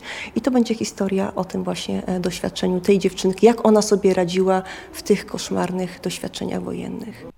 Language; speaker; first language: Polish; native; Polish